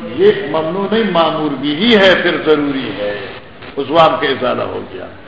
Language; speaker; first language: Urdu; non-native, local second language; Northern Hindko